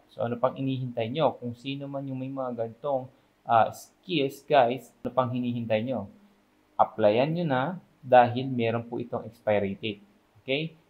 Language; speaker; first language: Filipino; native; Filipino